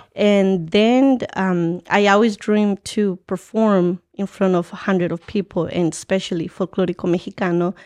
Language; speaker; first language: English; early bilingual, other home language; Spanish